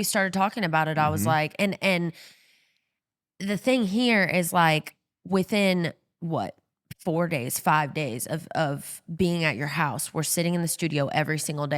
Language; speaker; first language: English; native; English